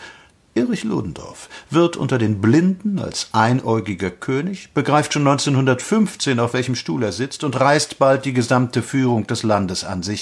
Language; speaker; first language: German; native; German